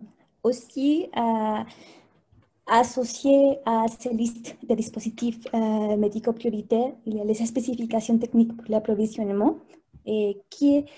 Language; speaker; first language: French; non-native, fluent; Spanish